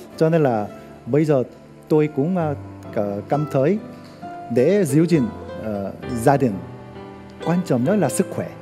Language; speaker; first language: Vietnamese; non-native, learner; Korean